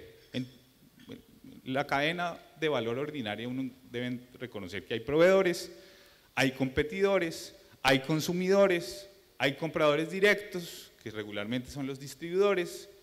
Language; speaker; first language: Spanish; native; Spanish